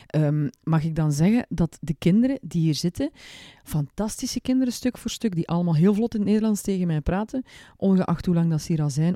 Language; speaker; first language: Dutch; native; Dutch